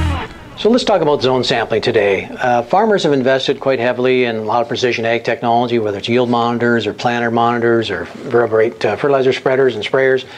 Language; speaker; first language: English; native; English